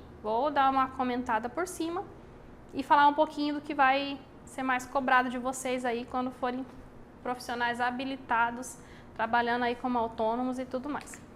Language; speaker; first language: Portuguese; native; Portuguese